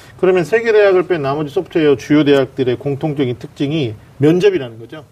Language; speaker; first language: Korean; native; Korean